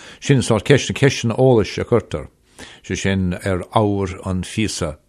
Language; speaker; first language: Irish; native; Irish